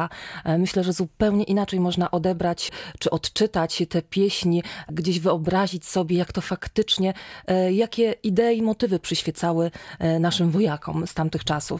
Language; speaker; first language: Polish; native; Polish